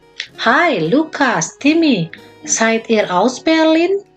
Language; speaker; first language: German; non-native, learner; Indonesian